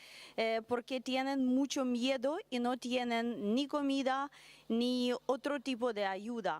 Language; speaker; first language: Spanish; non-native, learner; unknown